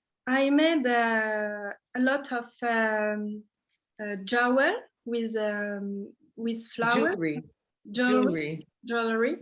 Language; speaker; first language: English; non-native, learner; French